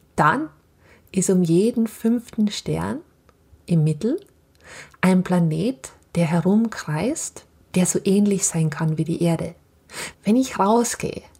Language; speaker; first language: German; native; German